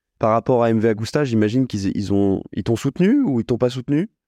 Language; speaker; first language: French; native; French